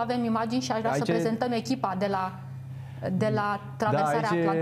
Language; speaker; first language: Romanian; native; Romanian